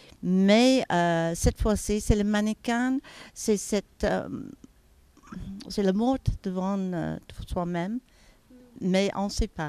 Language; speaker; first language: French; non-native, fluent; English